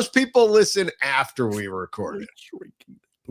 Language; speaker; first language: English; native; English